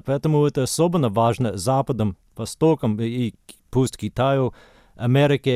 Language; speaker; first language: Russian; non-native, fluent; English